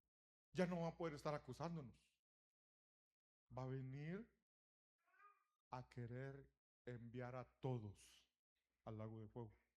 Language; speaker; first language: Spanish; native; Spanish